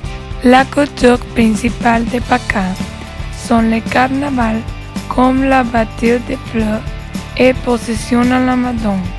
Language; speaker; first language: French; non-native, learner; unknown